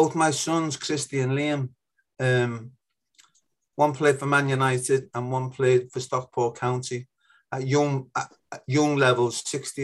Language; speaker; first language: English; native; English